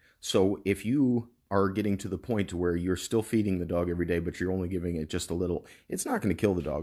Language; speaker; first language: English; native; English